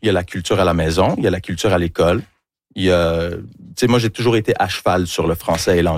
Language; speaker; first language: French; non-native, local second language; English